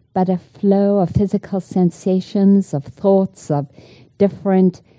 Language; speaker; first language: English; native; English